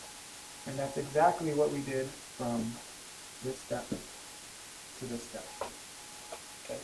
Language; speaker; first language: English; native; English